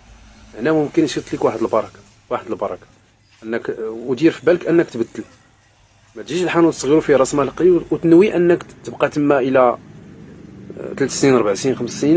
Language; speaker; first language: Arabic; native; Arabic